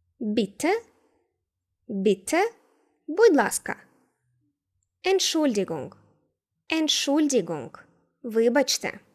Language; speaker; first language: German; non-native, fluent; Ukrainian